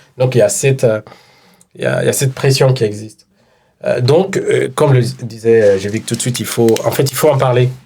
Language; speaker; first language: French; non-native, local second language; Wolof